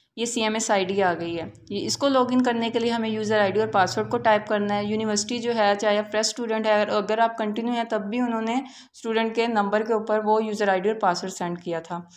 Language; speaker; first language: Urdu; native; Urdu